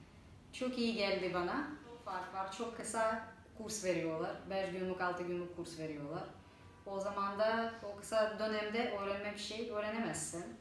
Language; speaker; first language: Turkish; non-native, fluent; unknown